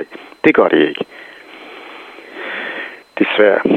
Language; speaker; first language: Danish; non-native, fluent; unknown